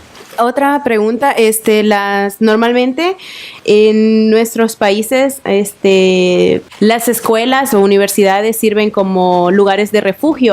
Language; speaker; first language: Spanish; native; Spanish